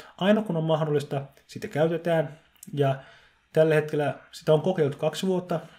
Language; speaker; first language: Finnish; early bilingual, other home language; Somali